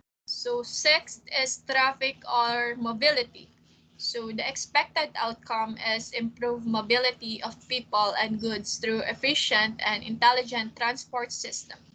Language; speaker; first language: English; non-native, local second language; Filipino